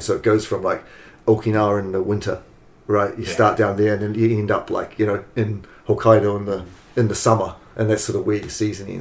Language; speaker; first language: English; native; English